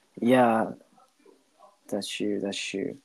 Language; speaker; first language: English; non-native, learner; Japanese